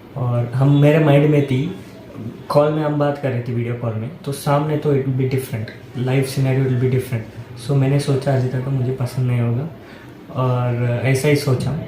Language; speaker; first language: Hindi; non-native, local second language; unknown